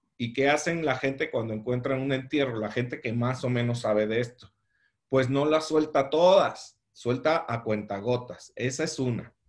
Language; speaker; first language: Spanish; native; Spanish